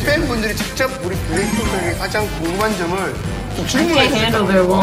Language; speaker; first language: Korean; native; Korean